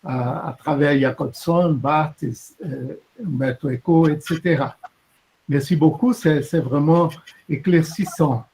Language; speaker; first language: French; non-native, fluent; Portuguese